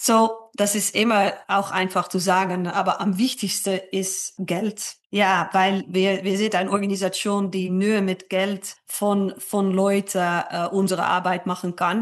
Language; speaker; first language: German; non-native, fluent; Dutch